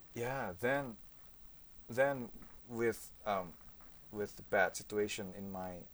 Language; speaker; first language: English; non-native, fluent; Indonesian